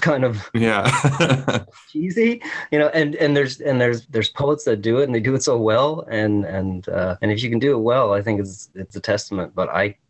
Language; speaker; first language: English; native; English